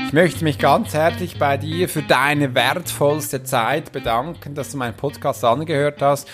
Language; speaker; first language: German; native; German